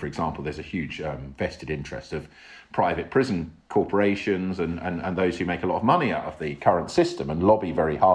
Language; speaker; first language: English; native; English